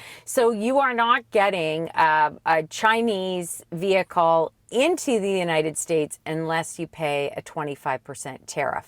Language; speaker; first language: English; native; English